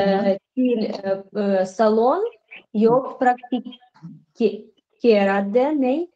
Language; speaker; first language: Swedish; non-native, learner; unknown